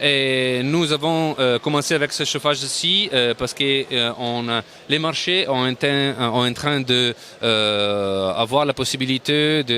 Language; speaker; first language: French; non-native, learner; Italian